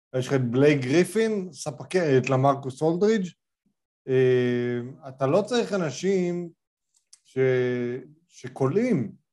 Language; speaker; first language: Hebrew; native; Hebrew